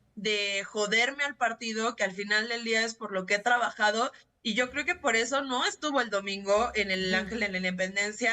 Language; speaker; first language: Spanish; native; Spanish